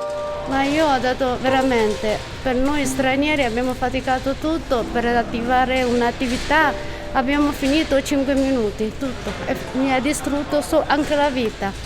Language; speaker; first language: Italian; non-native, learner; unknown